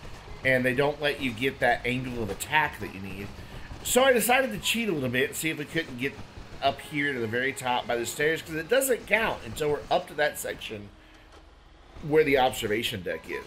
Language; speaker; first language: English; native; English